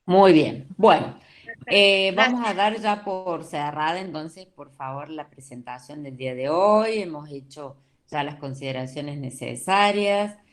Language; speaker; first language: Spanish; native; Spanish